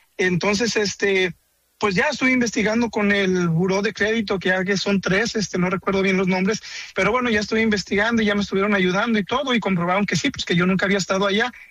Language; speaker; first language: Spanish; native; Spanish